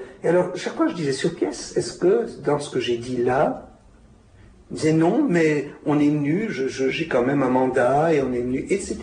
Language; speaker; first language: French; native; French